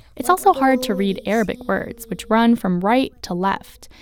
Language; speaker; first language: English; early bilingual, other home language; Arabic